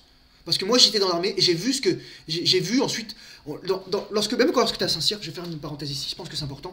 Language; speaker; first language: French; native; French